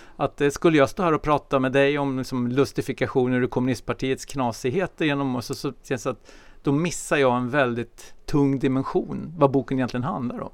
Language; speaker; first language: Swedish; native; Swedish